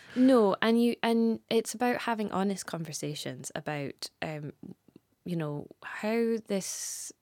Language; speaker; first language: English; native; English